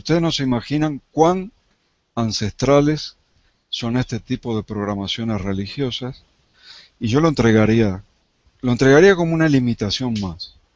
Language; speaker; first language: Spanish; native; Spanish